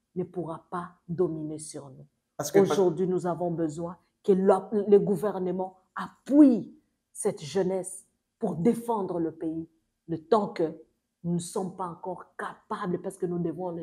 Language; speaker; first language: French; non-native, local second language; Swahili